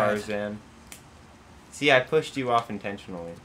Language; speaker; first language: English; native; English